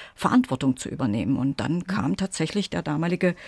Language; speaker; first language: German; native; German